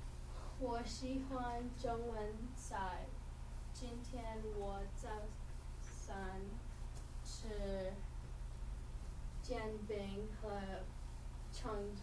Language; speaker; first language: Chinese; non-native, learner; English